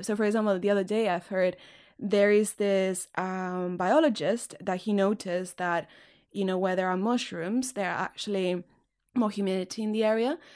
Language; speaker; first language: English; non-native, fluent; Spanish